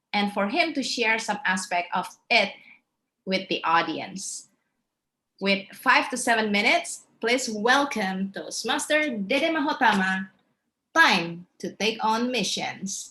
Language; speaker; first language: English; non-native, fluent; Dutch